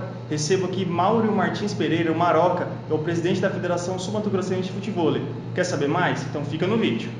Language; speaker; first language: Portuguese; native; Portuguese